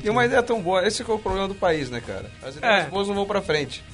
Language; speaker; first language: Portuguese; native; Portuguese